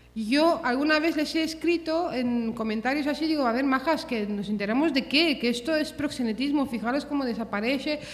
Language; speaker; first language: Spanish; early bilingual, other home language; Romanian